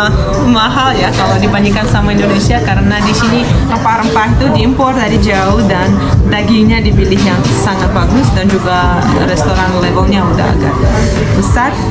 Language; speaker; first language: Indonesian; non-native, fluent; Russian